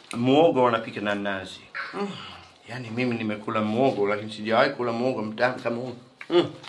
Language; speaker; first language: Swahili; non-native, fluent; English